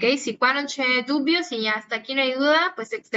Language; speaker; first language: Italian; non-native, fluent; Spanish